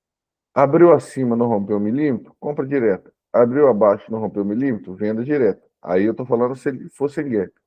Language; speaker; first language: Portuguese; native; Portuguese